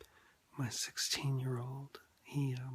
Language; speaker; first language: English; native; English